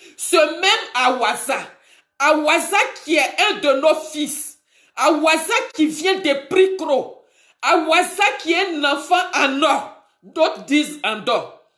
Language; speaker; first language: French; non-native, local second language; Baoulé